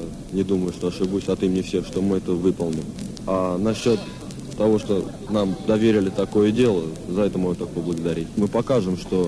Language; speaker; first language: Russian; native; Russian